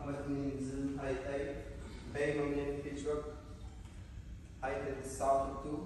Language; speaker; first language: Vietnamese; non-native, learner; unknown